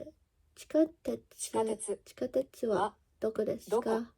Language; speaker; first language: Japanese; non-native, learner; English